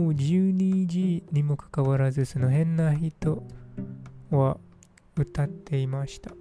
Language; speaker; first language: Japanese; non-native, learner; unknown